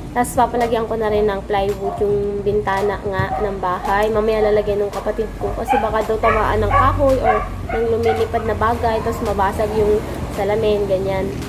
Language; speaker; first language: Filipino; non-native, local second language; Bikol